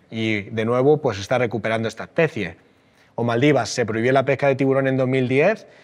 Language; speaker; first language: Spanish; native; Spanish